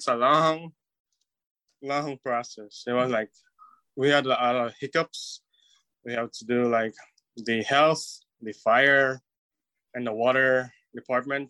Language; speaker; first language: English; non-native, local second language; Cebuano